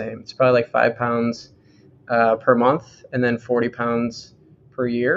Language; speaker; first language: English; native; English